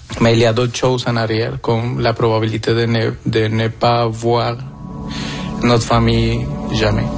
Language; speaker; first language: French; non-native, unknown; Spanish